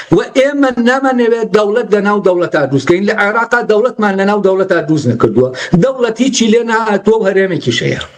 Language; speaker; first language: Central Kurdish; non-native, local second language; Gurani